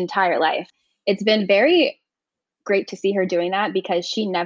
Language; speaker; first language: English; native; English